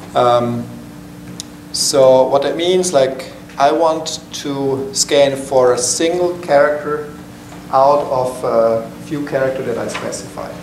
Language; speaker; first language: English; non-native, fluent; German